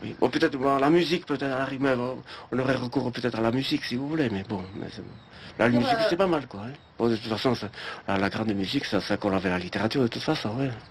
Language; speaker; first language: French; native; French